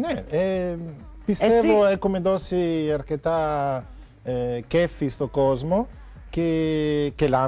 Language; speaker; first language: Greek; non-native, learner; Italian